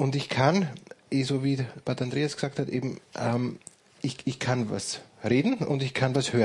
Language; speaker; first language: German; native; German